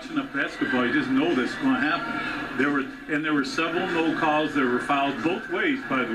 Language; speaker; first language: English; native; English